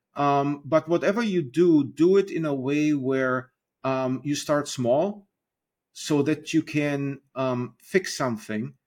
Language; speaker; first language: English; non-native, fluent; German